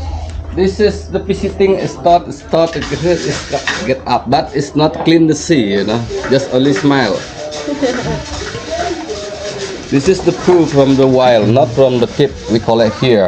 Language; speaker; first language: English; non-native, learner; Balinese